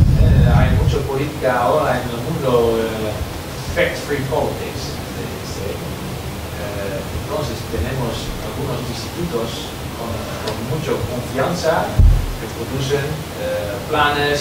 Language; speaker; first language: Spanish; non-native, learner; Dutch